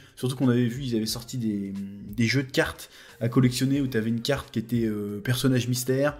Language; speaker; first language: French; native; French